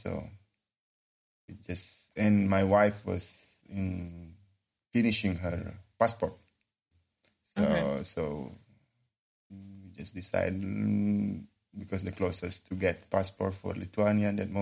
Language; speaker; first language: English; non-native, learner; Indonesian